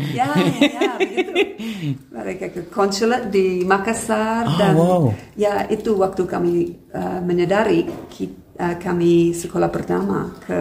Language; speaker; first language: Indonesian; non-native, fluent; English